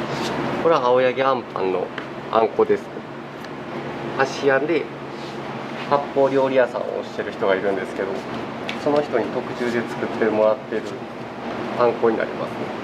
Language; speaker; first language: Japanese; native; Japanese